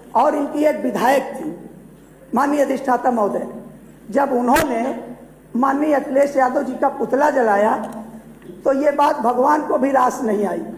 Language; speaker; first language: Hindi; native; Hindi